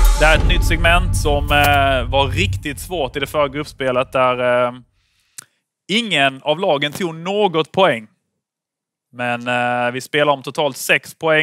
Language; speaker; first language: Swedish; native; Swedish